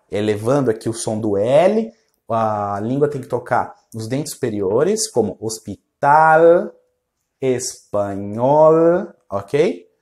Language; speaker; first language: Portuguese; non-native, fluent; Spanish